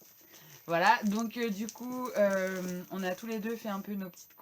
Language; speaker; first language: French; native; French